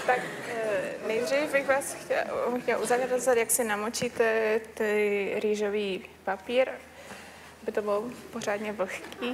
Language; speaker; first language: Czech; early bilingual, other home language; Vietnamese